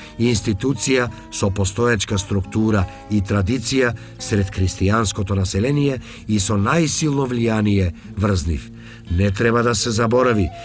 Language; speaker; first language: Macedonian; native; Macedonian